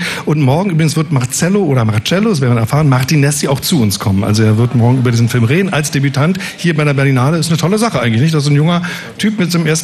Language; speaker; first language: German; native; German